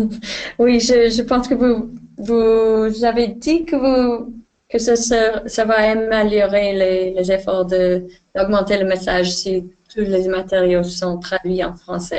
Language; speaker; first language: French; non-native, fluent; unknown